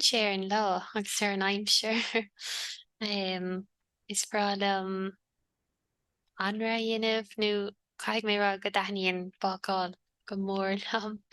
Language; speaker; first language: Irish; native; Irish